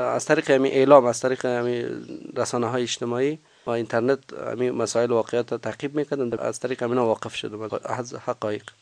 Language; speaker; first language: Persian; native; Persian